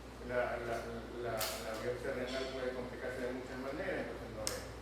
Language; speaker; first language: Spanish; native; Spanish